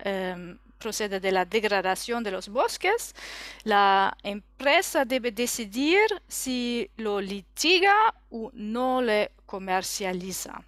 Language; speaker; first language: Spanish; non-native, learner; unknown